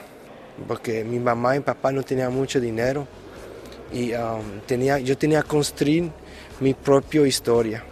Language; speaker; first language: Spanish; early bilingual, heritage; Spanish